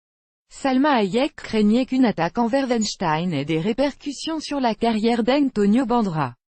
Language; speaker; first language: French; native; French